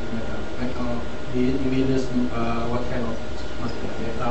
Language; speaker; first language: English; non-native, fluent; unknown